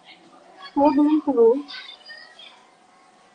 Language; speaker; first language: Indonesian; non-native, learner; Turkish